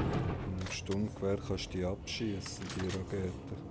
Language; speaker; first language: German; native; German